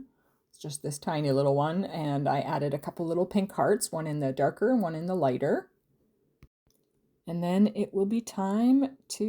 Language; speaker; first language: English; native; English